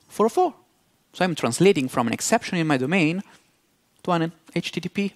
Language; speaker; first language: English; non-native, fluent; Italian